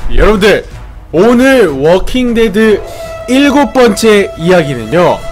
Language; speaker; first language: Korean; native; Korean